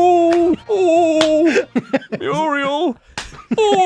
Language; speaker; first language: English; native; English